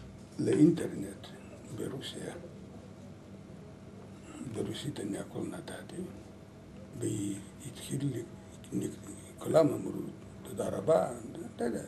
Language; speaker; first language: Hebrew; non-native, learner; Lithuanian